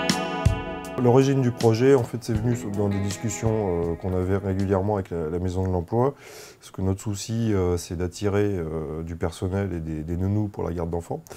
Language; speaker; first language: French; native; French